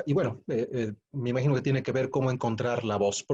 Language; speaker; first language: Spanish; native; Spanish